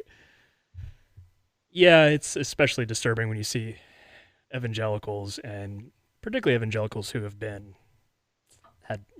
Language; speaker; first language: English; native; English